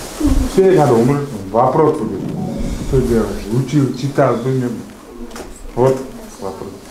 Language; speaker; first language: Russian; non-native, local second language; Kyrgyz